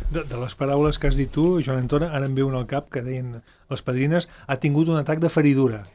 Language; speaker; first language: Catalan; native; Catalan